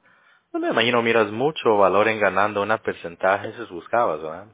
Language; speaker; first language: Spanish; early bilingual, heritage; Spanish